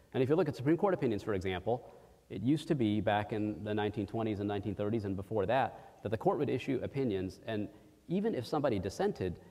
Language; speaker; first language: English; early bilingual, other home language; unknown